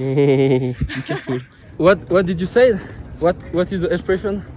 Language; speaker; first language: English; non-native, learner; French